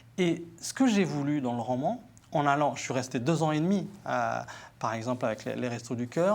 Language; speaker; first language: French; early bilingual, other home language; Arabic